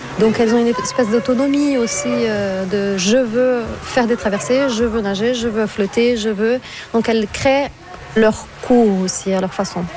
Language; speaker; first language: French; non-native, fluent; Portuguese